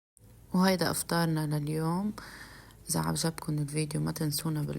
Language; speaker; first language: Arabic; native; Arabic